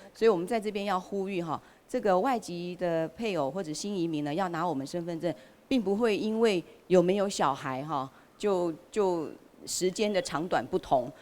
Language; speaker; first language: Chinese; native; Chinese